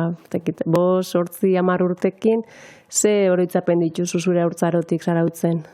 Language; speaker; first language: Basque; native; Basque